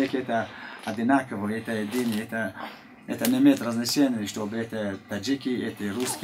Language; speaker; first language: Russian; non-native, local second language; Tajik